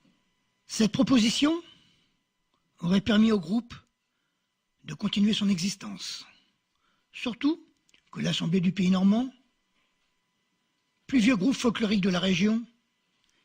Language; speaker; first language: French; native; French